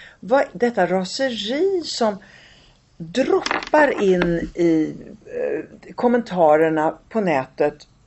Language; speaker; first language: Swedish; early bilingual, other home language; Italian